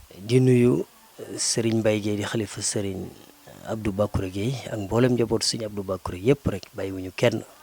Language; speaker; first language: Wolof; native; Wolof